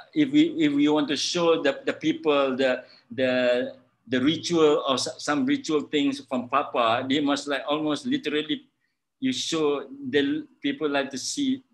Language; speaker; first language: English; non-native, local second language; Malay